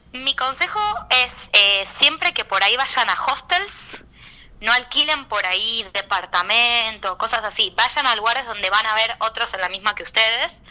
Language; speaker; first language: Spanish; native; Spanish